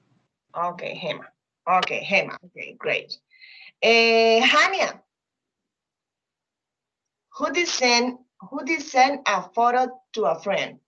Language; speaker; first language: English; non-native, fluent; Spanish